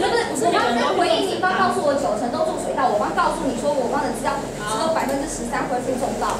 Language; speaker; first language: Chinese; native; Chinese